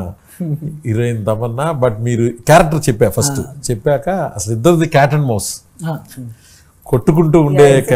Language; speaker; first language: Telugu; native; Telugu